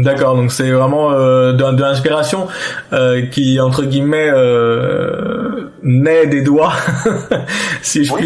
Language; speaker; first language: French; native; French